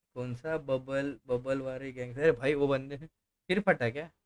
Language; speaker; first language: Hindi; non-native, local second language; Marathi